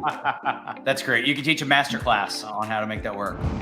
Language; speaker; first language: English; native; English